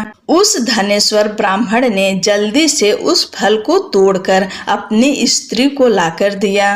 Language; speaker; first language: Hindi; native; Hindi